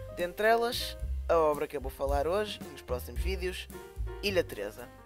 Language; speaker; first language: Portuguese; native; Portuguese